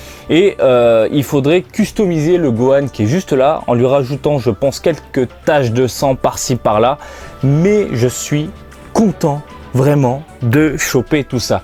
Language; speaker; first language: French; native; French